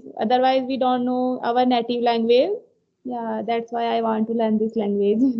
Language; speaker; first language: English; non-native, learner; Hindi